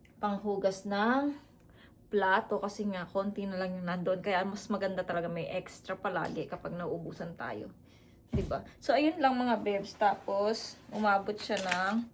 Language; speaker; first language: Filipino; non-native, local second language; Pampanga